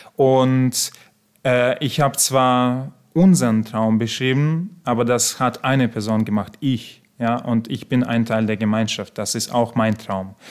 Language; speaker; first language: German; non-native, fluent; Belarusian